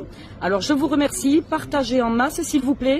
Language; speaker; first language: French; native; French